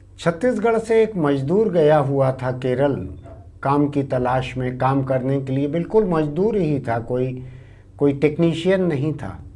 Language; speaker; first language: Hindi; native; Hindi